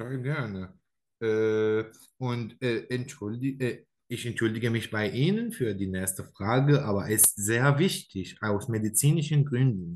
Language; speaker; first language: German; non-native, learner; Arabic